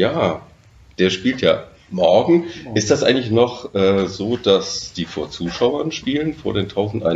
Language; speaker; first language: German; native; German